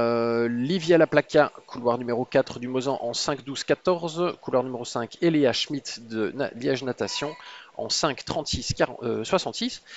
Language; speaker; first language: French; native; French